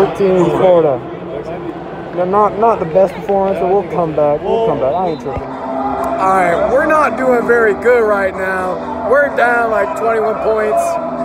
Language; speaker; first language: English; native; English